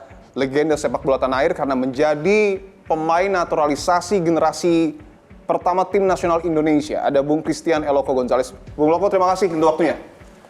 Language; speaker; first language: Indonesian; native; Indonesian